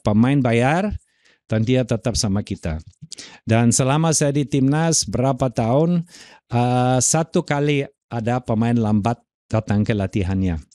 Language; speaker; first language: Indonesian; non-native, fluent; German